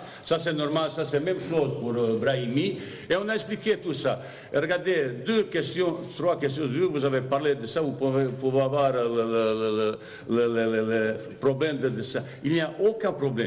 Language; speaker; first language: French; non-native, fluent; Bosnian